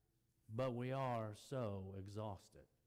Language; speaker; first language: English; native; English